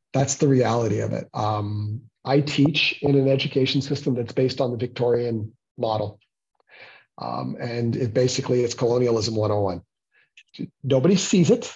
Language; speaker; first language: English; native; English